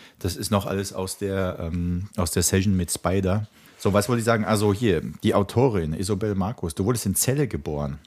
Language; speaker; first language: German; early bilingual, other home language; Czech